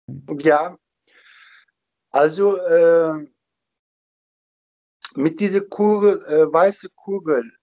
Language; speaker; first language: German; non-native, learner; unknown